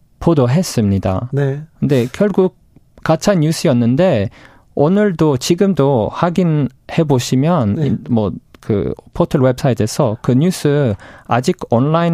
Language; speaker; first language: Korean; non-native, fluent; English